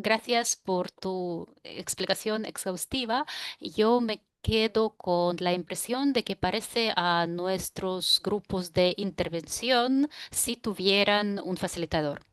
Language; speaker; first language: Spanish; non-native, fluent; Russian